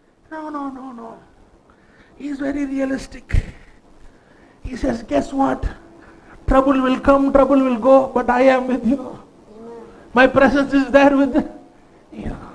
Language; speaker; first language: English; non-native, local second language; Tamil